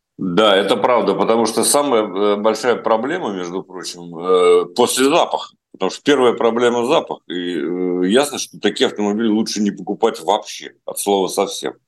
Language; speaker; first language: Russian; native; Russian